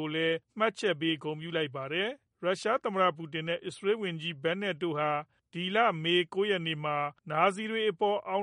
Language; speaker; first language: Burmese; native; Burmese